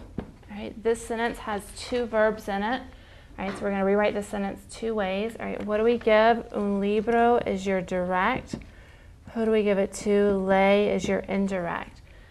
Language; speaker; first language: English; native; English